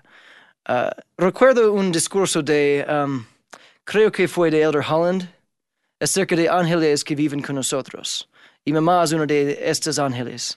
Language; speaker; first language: Spanish; non-native, fluent; English